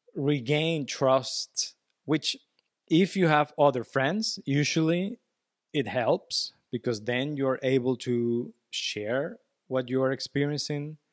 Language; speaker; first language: English; non-native, fluent; Spanish